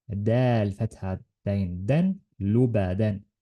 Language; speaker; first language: Arabic; non-native, learner; Estonian